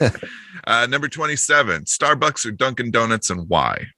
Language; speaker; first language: English; native; English